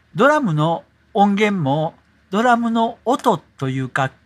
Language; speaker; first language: Japanese; native; Japanese